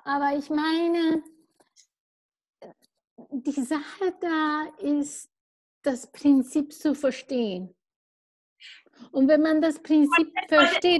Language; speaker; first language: German; non-native, learner; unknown